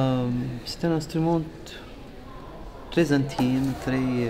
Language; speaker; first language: French; non-native, local second language; Arabic